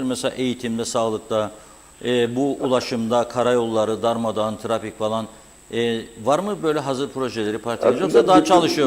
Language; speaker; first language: Turkish; native; Turkish